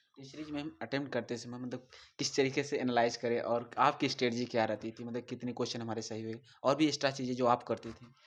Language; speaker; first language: Hindi; native; Hindi